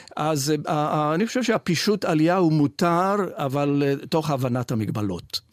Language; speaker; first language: Hebrew; non-native, fluent; Italian